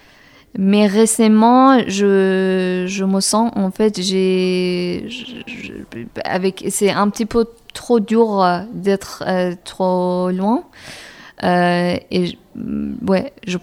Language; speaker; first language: French; non-native, fluent; Persian